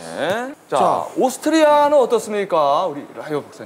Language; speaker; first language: Korean; native; Korean